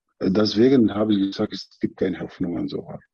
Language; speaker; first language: German; non-native, learner; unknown